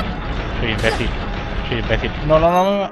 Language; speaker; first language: Spanish; native; Spanish